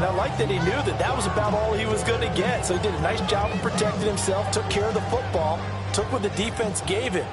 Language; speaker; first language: English; native; English